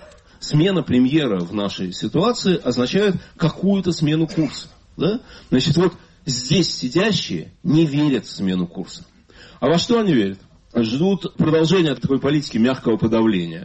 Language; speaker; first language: Russian; native; Russian